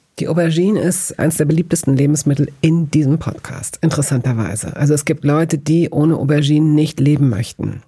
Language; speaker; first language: German; native; German